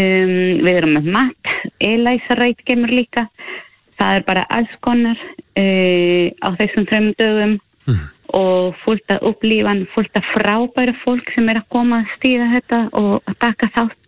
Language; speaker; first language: Icelandic; non-native, learner; Spanish